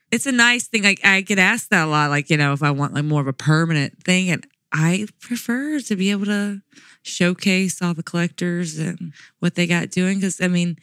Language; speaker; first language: English; native; English